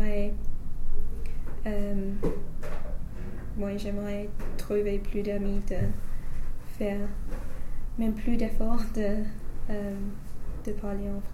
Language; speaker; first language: French; non-native, fluent; English